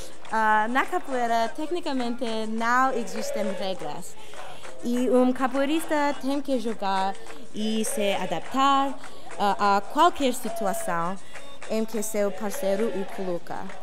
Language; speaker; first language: Portuguese; non-native, learner; English